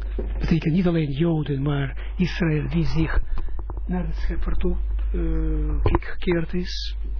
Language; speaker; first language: Dutch; non-native, fluent; Russian